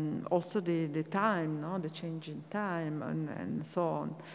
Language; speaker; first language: English; non-native, learner; Italian